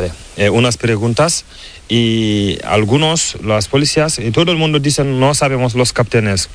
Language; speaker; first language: Spanish; non-native, learner; Fula